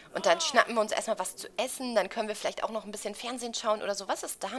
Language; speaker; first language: German; native; German